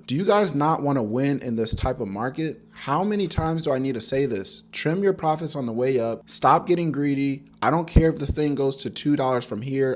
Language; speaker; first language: English; native; English